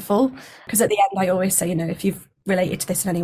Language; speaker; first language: English; native; English